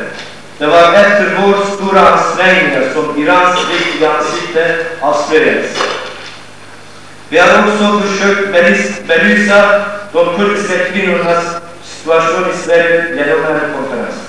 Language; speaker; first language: Swedish; non-native, fluent; Kurdish